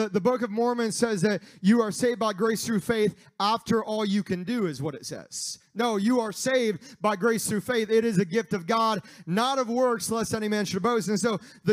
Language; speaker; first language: English; native; English